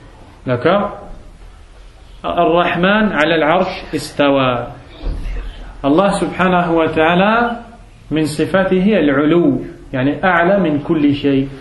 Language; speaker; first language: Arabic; non-native, fluent; French